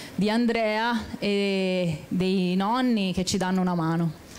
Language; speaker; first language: Italian; native; Italian